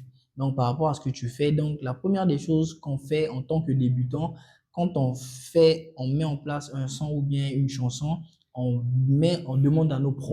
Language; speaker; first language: French; non-native, local second language; Sango